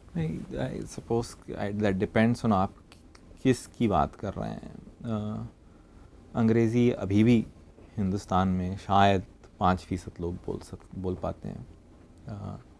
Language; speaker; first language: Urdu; non-native, local second language; English